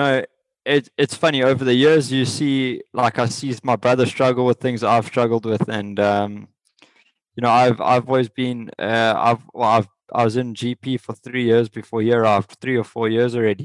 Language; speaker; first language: English; native; English